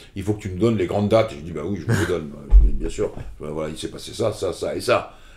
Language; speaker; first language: French; native; French